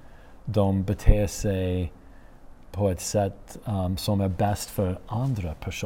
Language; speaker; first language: Swedish; non-native, fluent; English